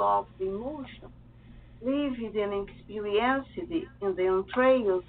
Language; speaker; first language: English; non-native, learner; Portuguese